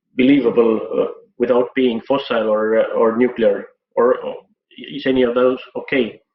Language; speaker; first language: English; non-native, fluent; Estonian